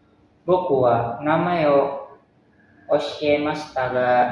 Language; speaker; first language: Japanese; non-native, learner; Indonesian